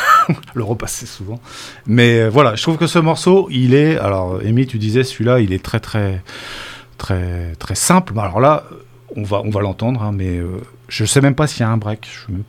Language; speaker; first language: French; native; French